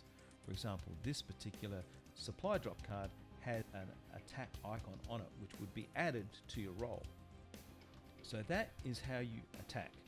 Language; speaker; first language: English; native; English